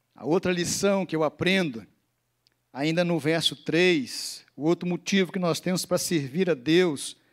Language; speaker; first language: Portuguese; native; Portuguese